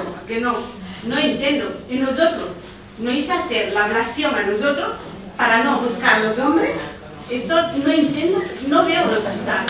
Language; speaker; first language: Spanish; non-native, learner; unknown